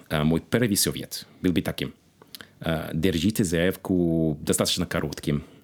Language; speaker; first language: Russian; non-native, fluent; English